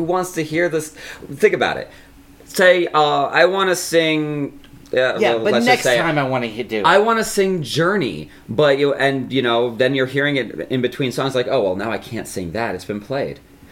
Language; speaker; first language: English; native; English